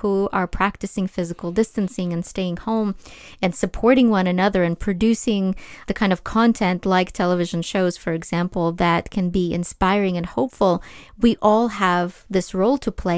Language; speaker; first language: English; non-native, fluent; Ukrainian